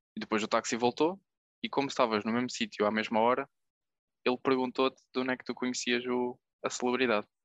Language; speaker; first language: Portuguese; native; Portuguese